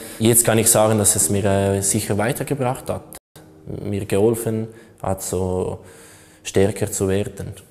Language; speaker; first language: German; non-native, local second language; Italian